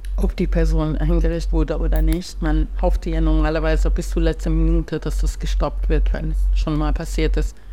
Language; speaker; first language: German; non-native, fluent; Persian